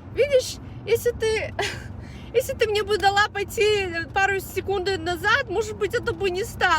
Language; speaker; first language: Russian; early bilingual, heritage; Russian